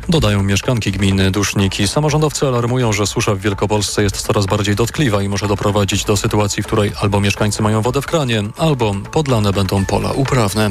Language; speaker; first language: Polish; native; Polish